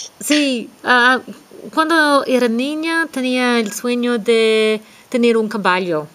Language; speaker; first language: Spanish; non-native, fluent; English